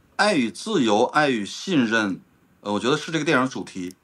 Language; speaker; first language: Chinese; native; Chinese